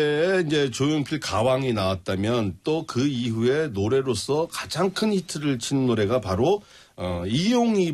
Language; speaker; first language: Korean; native; Korean